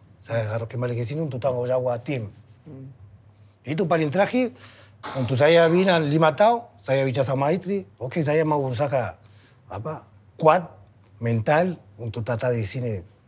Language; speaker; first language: Indonesian; non-native, fluent; Spanish